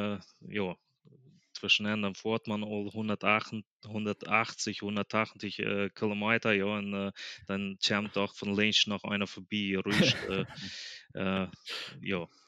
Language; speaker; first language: German; early bilingual, other home language; Plautdietsch